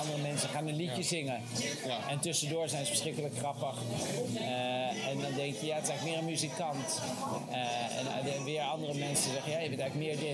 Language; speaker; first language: Dutch; native; Dutch